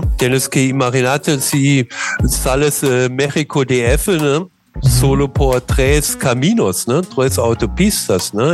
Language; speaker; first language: Spanish; non-native, learner; German